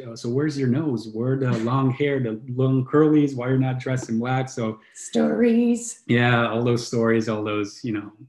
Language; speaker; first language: English; non-native, fluent; Italian